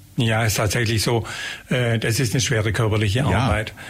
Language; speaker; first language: German; native; German